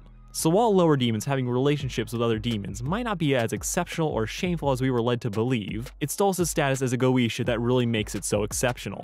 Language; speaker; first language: English; native; English